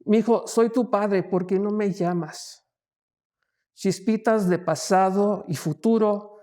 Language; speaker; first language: Spanish; early bilingual, heritage; Spanish